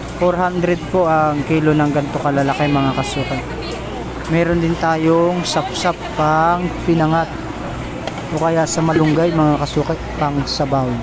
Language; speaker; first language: Filipino; non-native, local second language; Bikol